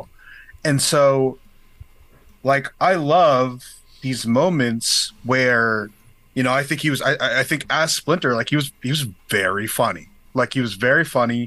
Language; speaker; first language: English; native; English